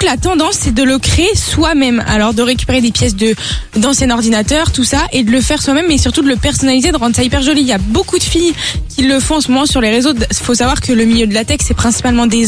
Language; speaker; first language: French; native; French